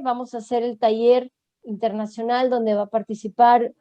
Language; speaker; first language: Spanish; native; Spanish